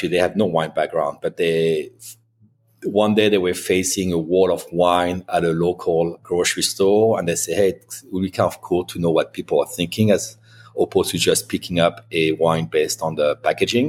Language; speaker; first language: English; non-native, fluent; French